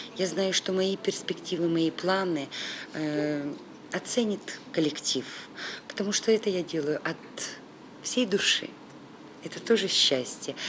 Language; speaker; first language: Russian; native; Russian